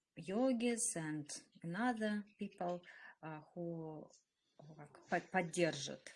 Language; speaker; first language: English; non-native, learner; Russian